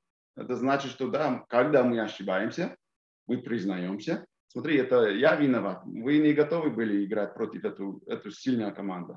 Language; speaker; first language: Russian; non-native, fluent; English